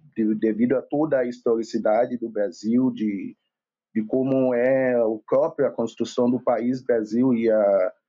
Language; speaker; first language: Portuguese; non-native, fluent; Yoruba